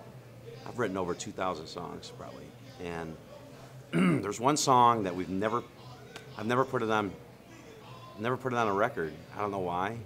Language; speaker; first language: English; native; English